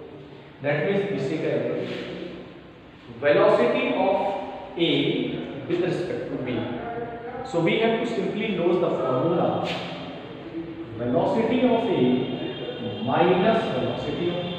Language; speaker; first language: English; non-native, local second language; Hindi